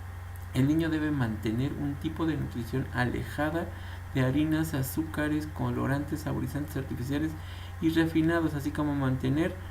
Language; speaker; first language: Spanish; native; Spanish